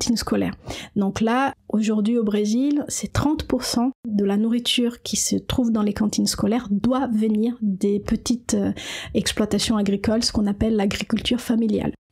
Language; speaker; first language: French; non-native, fluent; Portuguese